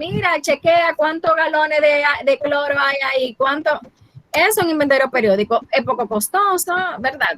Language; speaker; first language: Spanish; native; Spanish